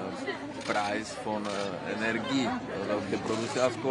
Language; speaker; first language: German; non-native, fluent; Czech